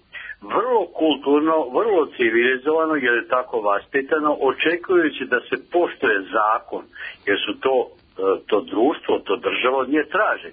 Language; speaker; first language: Serbian; native; Serbian